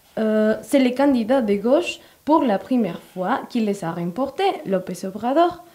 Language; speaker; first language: French; non-native, fluent; Spanish